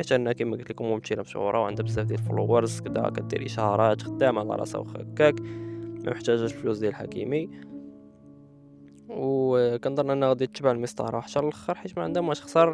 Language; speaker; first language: Arabic; native; Arabic